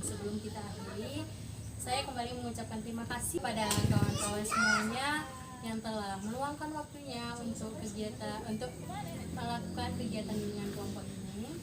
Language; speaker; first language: Indonesian; native; Indonesian